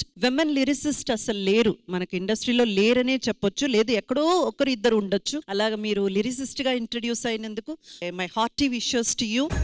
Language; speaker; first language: Telugu; native; Telugu